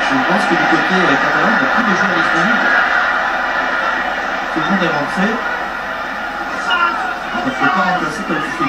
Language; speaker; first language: French; native; French